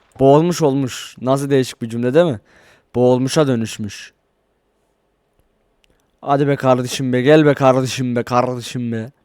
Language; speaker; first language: Turkish; native; Turkish